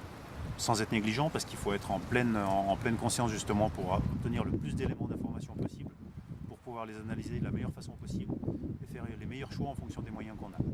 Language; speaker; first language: French; native; French